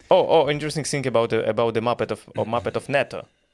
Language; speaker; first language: English; non-native, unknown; Ukrainian